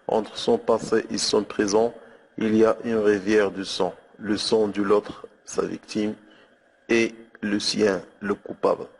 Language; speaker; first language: French; non-native, local second language; Arabic